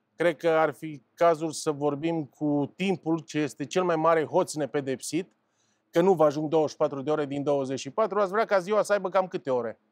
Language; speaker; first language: Romanian; native; Romanian